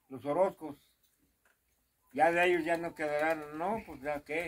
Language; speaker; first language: Spanish; native; Spanish